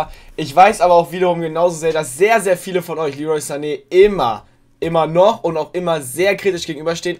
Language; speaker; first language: German; native; German